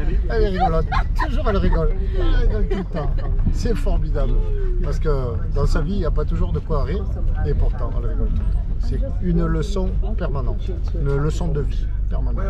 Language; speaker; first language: French; native; French